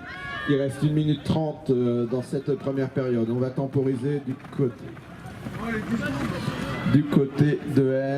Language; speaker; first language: French; native; French